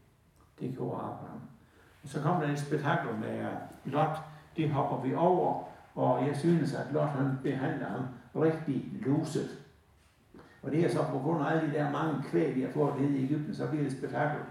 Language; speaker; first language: Danish; native; Danish